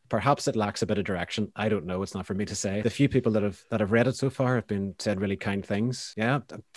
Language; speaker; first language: English; native; English